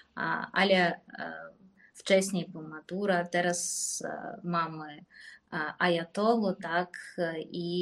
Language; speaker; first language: Polish; non-native, fluent; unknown